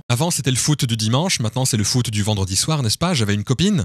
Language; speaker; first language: French; non-native, fluent; English